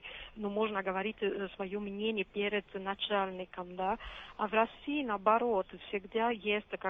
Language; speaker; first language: Russian; non-native, fluent; Italian